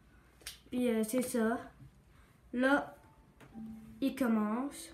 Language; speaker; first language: French; native; French